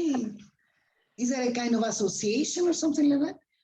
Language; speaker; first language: English; non-native, fluent; Spanish